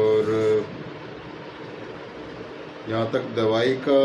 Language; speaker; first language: Hindi; native; Hindi